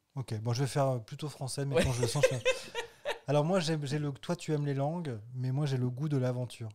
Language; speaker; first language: French; native; French